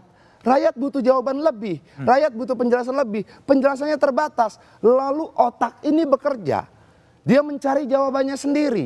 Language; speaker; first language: Indonesian; native; Indonesian